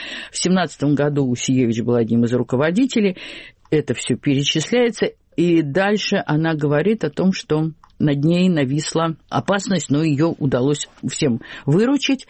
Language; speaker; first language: Russian; native; Russian